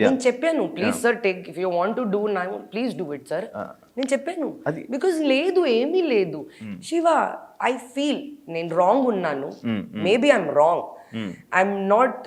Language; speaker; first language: Telugu; non-native, local second language; Hindi